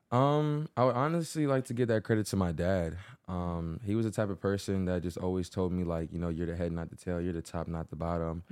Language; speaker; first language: English; early bilingual, other home language; Haitian Creole